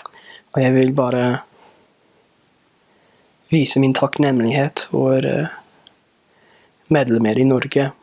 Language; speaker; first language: Norwegian; non-native, learner; English